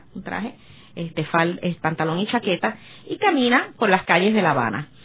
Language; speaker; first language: Spanish; native; Spanish